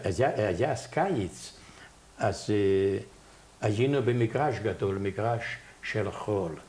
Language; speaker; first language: Hebrew; non-native, fluent; Yiddish